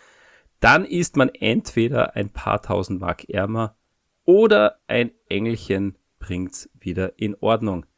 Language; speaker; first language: German; native; German